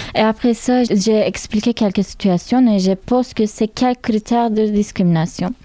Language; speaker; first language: French; non-native, learner; Turkish